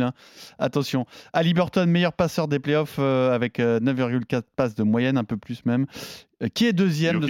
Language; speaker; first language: French; native; French